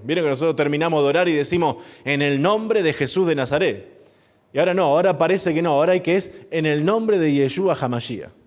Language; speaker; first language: Spanish; native; Spanish